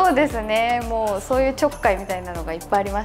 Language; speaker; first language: Japanese; native; Japanese